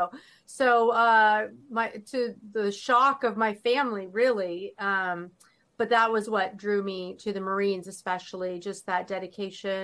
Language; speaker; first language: English; native; English